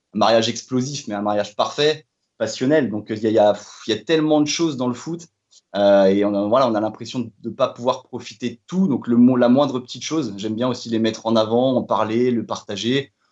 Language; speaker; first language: French; native; French